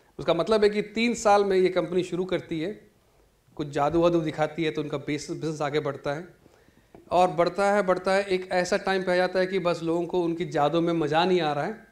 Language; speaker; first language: Hindi; non-native, local second language; Malayalam